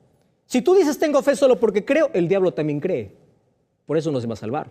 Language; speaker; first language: Spanish; native; Spanish